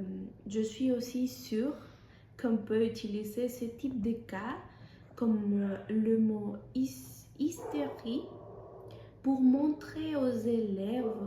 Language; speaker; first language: French; non-native, fluent; Spanish